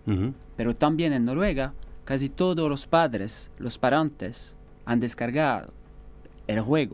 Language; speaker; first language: Spanish; non-native, fluent; French